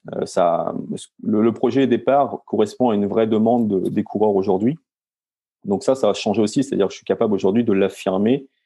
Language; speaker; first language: French; native; French